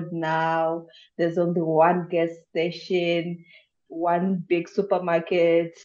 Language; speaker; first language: English; non-native, local second language; Tsonga